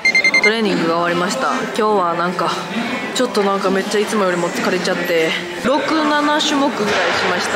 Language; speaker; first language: Japanese; native; Japanese